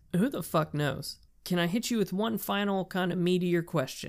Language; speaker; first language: English; native; English